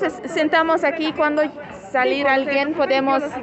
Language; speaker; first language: Spanish; non-native, learner; Portuguese